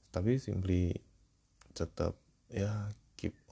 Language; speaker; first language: English; non-native, learner; Indonesian